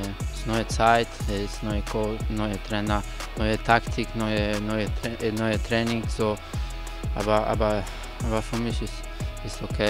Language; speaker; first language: German; non-native, learner; Polish